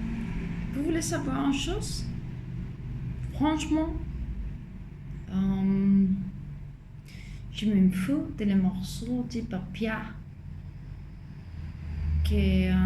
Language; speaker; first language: French; non-native, fluent; Spanish